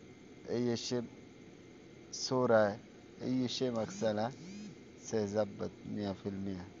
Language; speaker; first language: Arabic; non-native, learner; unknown